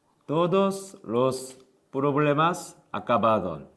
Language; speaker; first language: Spanish; non-native, learner; Korean